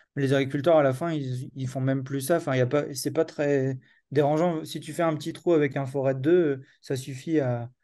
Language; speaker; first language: French; native; French